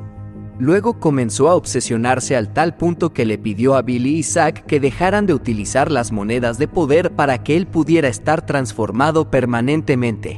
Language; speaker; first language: Spanish; native; Spanish